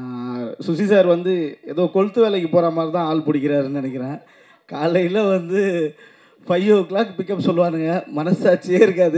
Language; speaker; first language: Tamil; native; Tamil